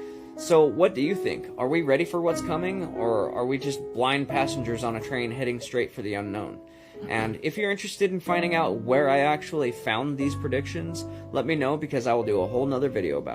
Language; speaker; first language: English; native; English